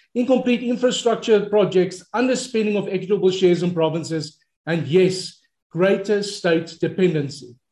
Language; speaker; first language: English; non-native, local second language; Afrikaans